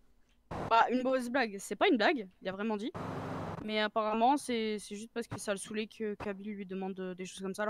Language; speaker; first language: French; native; French